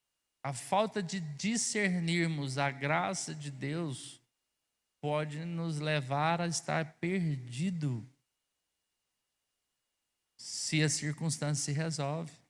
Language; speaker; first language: Portuguese; native; Portuguese